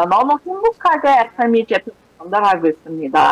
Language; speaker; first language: Korean; non-native, fluent; Mongolian